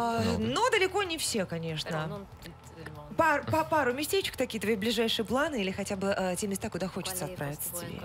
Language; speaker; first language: Russian; native; Russian